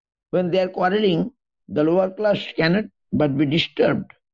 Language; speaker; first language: English; non-native, local second language; Bangla